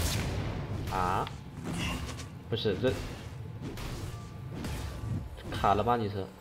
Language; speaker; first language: Chinese; native; Chinese